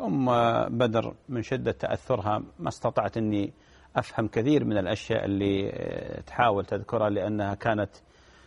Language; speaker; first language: Arabic; native; Arabic